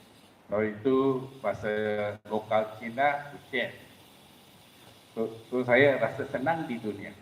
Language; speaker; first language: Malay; non-native, local second language; Min Nan Chinese